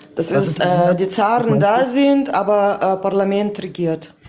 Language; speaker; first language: German; non-native, fluent; Russian